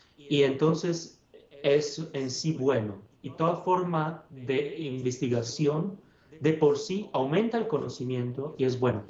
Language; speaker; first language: Spanish; non-native, fluent; Italian